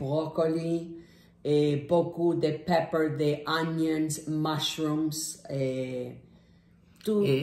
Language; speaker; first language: French; non-native, learner; English